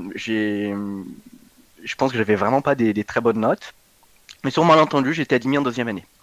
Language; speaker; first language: French; non-native, fluent; Portuguese